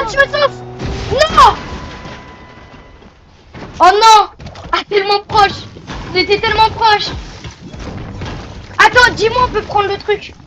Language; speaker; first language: French; native; French